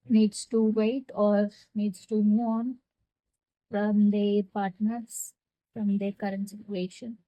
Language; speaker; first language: English; non-native, local second language; Telugu